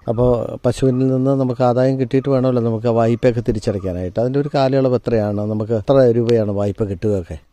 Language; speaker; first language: Malayalam; native; Malayalam